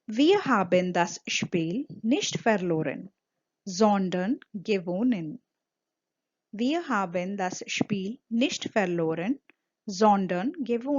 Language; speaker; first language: German; non-native, fluent; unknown